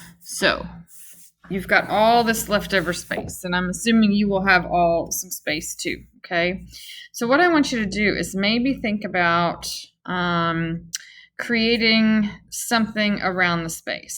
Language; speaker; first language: English; native; English